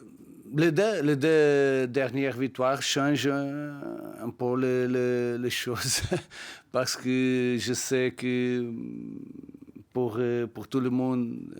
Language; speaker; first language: French; non-native, learner; Portuguese